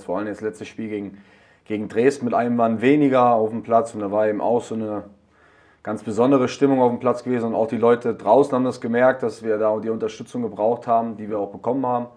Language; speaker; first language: German; native; German